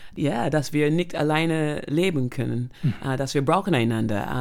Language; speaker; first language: German; non-native, fluent; English